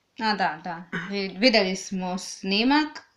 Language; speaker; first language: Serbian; non-native, learner; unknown